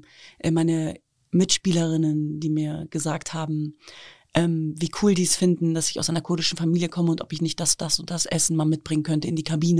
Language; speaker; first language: German; native; German